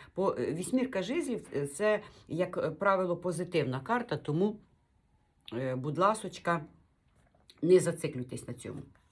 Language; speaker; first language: Ukrainian; non-native, local second language; Russian